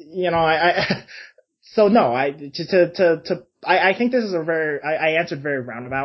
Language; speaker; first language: English; native; English